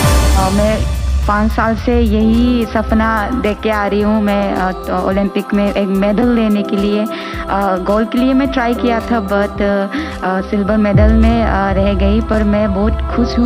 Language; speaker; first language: Hindi; non-native, local second language; Manipuri